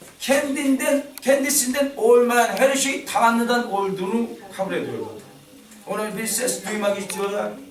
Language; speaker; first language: Turkish; non-native, learner; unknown